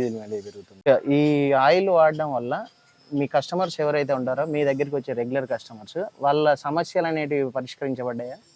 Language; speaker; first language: Telugu; native; Telugu